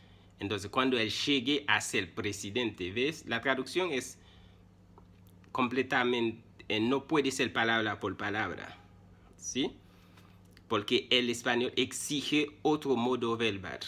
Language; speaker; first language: Spanish; non-native, fluent; Haitian Creole